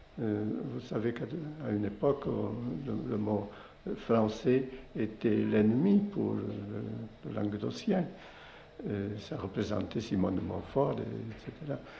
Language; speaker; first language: French; non-native, local second language; Occitan